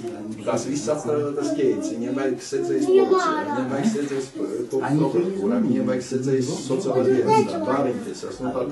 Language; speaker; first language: Latvian; native; Latvian